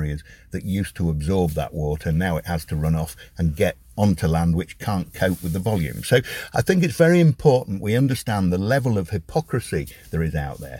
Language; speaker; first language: English; native; English